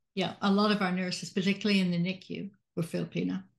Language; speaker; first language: English; native; English